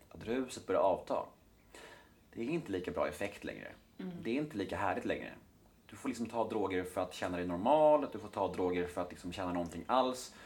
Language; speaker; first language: Swedish; native; Swedish